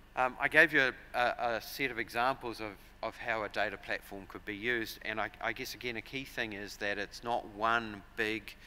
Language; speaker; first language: English; native; English